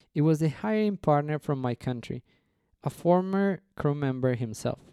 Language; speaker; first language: English; non-native, fluent; Spanish